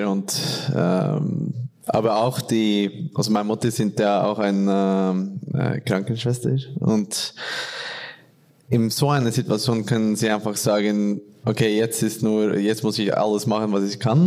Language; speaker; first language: German; non-native, fluent; Norwegian